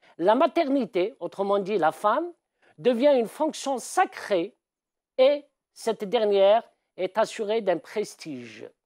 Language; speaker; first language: French; non-native, local second language; Arabic